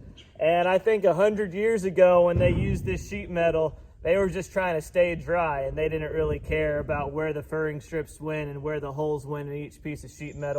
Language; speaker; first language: English; native; English